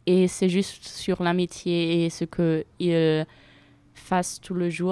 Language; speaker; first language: French; non-native, fluent; German